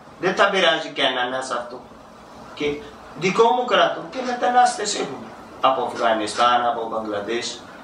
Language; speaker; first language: Greek; non-native, learner; Urdu